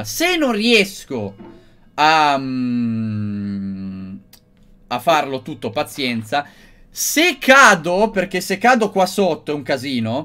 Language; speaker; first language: Italian; native; Italian